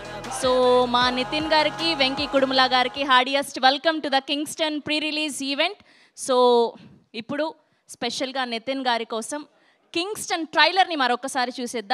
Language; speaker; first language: Telugu; native; Telugu